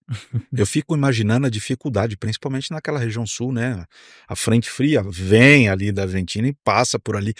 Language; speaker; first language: Portuguese; native; Portuguese